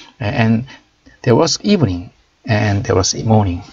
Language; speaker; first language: English; non-native, fluent; Korean